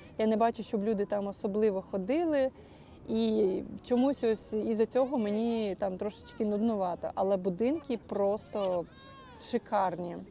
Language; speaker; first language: Ukrainian; non-native, local second language; Russian